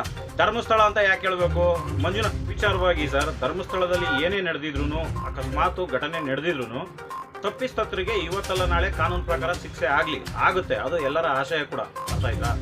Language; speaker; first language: Kannada; native; Kannada